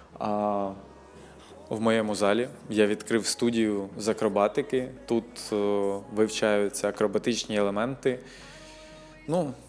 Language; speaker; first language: Ukrainian; non-native, local second language; Russian